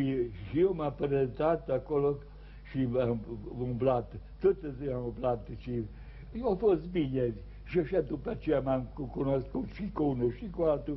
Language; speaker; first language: Romanian; non-native, local second language; Serbian